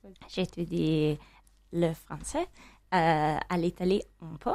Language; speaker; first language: French; non-native, learner; Italian